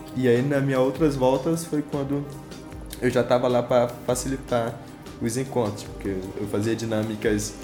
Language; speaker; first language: Portuguese; native; Portuguese